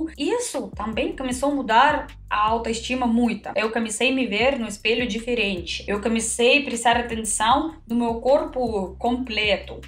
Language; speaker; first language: Portuguese; non-native, fluent; Russian